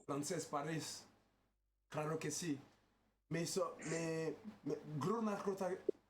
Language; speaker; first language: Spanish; non-native, learner; French